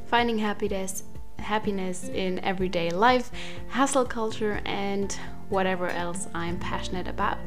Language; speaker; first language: English; non-native, fluent; German